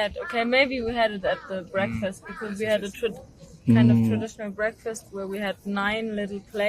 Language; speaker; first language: English; non-native, fluent; German